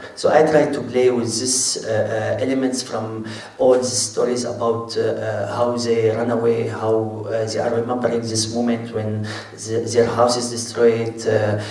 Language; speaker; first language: English; non-native, fluent; Arabic